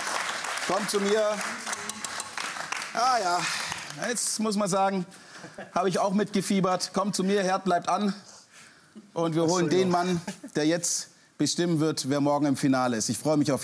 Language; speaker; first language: German; native; German